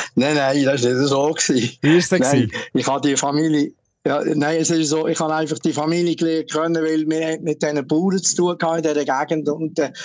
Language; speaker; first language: German; native; German